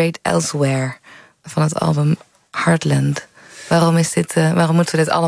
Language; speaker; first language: Dutch; native; Dutch